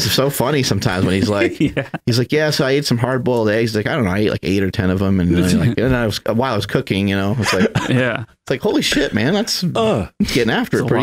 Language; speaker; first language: English; native; English